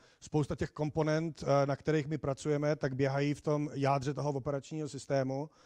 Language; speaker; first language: Czech; native; Czech